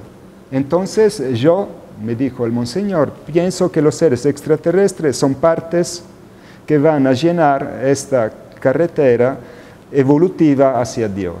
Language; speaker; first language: Spanish; non-native, fluent; Italian